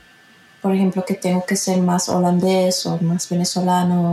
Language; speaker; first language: Spanish; early bilingual, heritage; Spanish